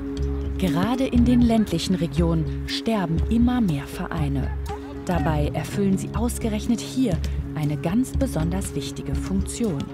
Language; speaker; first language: German; native; German